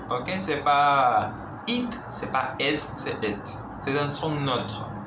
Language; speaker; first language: French; non-native, learner; Spanish